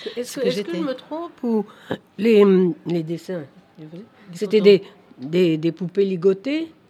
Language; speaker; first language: French; native; French